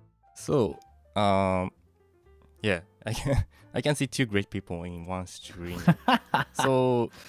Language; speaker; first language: English; non-native, fluent; Japanese